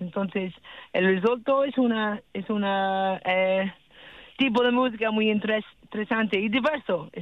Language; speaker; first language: Spanish; non-native, learner; English